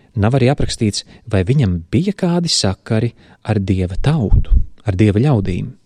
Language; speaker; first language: Latvian; native; Latvian